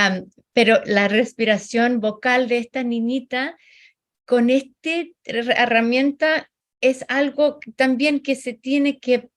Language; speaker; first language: Spanish; early bilingual, heritage; Spanish